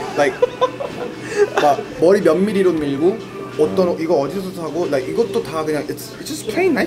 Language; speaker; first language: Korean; early bilingual, heritage; Korean